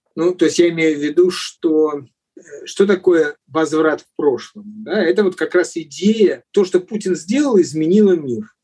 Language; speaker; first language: Russian; native; Russian